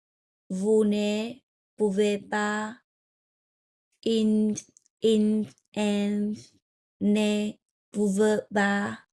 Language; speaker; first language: French; non-native, learner; Vietnamese